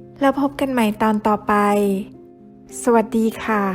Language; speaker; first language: Thai; native; Thai